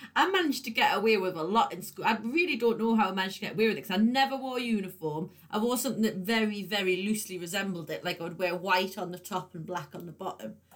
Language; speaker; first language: English; native; English